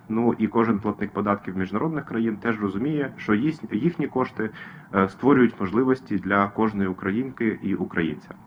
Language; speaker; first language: Ukrainian; native; Ukrainian